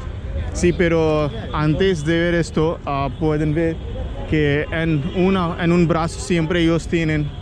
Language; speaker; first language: Spanish; non-native, learner; Hindi